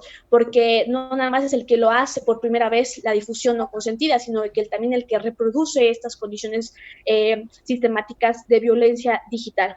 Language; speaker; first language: Spanish; native; Spanish